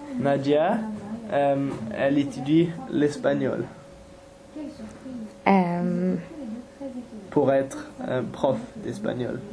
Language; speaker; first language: French; non-native, fluent; English